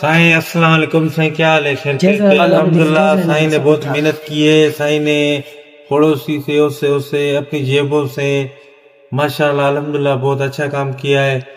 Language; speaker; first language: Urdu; non-native, local second language; Sindhi